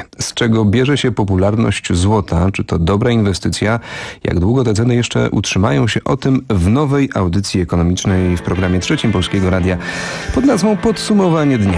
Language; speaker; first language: Polish; native; Polish